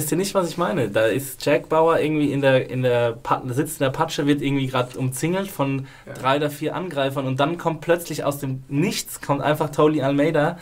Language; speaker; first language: German; native; German